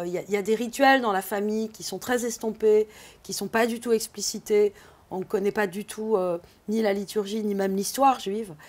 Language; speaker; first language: French; native; French